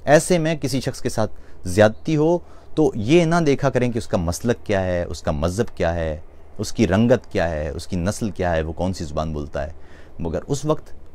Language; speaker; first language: Urdu; non-native, local second language; Punjabi